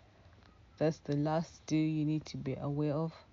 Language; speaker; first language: English; non-native, local second language; Shona